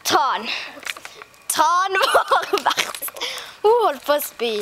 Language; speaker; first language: Norwegian; native; Norwegian